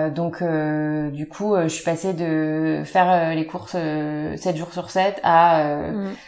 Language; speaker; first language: French; native; French